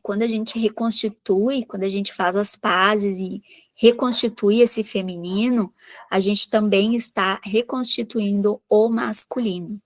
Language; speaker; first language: Portuguese; native; Portuguese